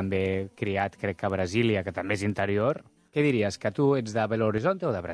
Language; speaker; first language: Catalan; native; Catalan